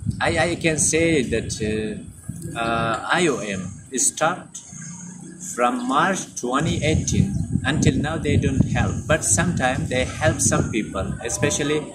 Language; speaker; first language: English; non-native, fluent; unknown